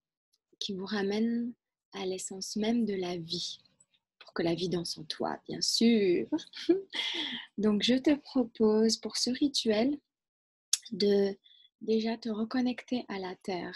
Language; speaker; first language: French; native; French